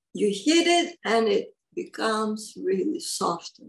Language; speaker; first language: English; non-native, fluent; Greek